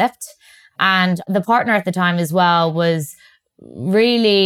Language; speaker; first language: English; native; English